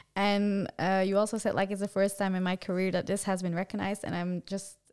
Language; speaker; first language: English; non-native, fluent; Dutch